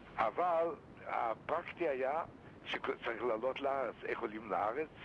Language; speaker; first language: Hebrew; non-native, fluent; Lithuanian